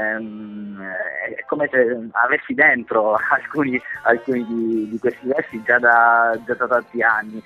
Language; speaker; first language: Italian; native; Italian